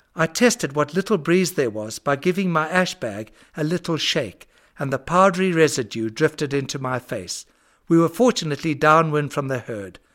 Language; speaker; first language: English; native; English